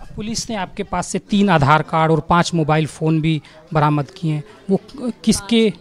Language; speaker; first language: Hindi; native; Hindi